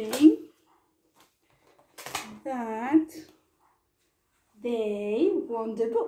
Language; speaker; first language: English; non-native, fluent; Spanish